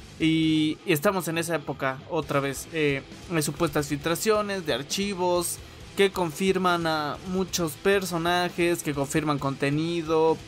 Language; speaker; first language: Spanish; native; Spanish